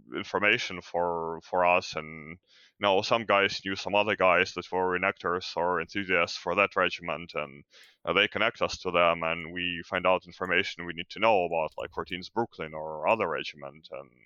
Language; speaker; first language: English; non-native, fluent; Ukrainian